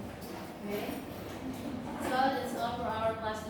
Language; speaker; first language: English; non-native, learner; Indonesian